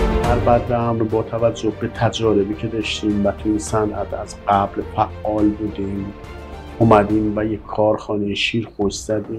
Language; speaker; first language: Persian; native; Persian